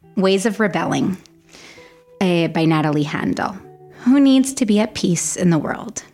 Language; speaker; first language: English; early bilingual, other home language; Spanish